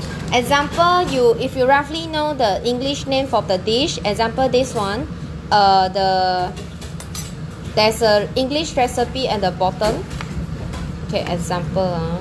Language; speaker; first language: English; non-native, local second language; Chinese